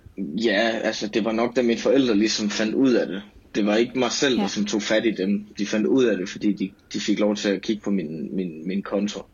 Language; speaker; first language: Danish; native; Danish